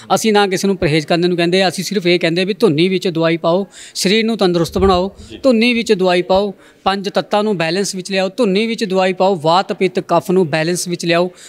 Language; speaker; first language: Punjabi; native; Punjabi